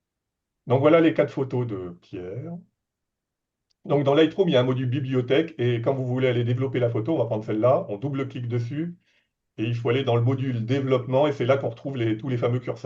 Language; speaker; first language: French; native; French